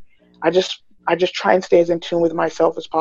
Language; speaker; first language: English; native; English